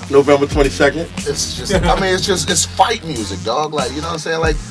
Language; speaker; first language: English; native; English